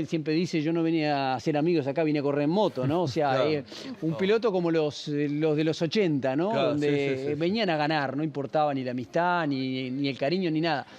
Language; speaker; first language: Spanish; native; Spanish